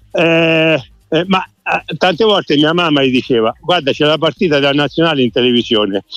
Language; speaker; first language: Italian; native; Italian